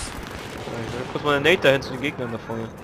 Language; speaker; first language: German; native; German